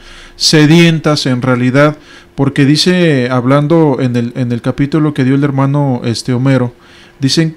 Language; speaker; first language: Spanish; native; Spanish